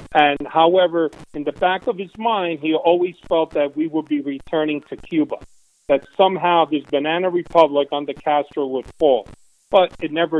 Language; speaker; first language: English; early bilingual, other home language; Spanish